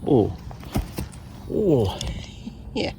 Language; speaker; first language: English; non-native, learner; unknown